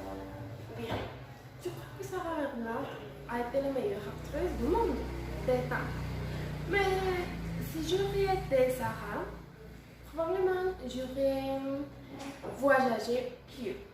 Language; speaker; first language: French; non-native, learner; Spanish